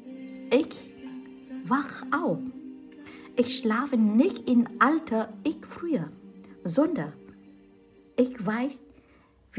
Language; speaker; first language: German; non-native, fluent; Vietnamese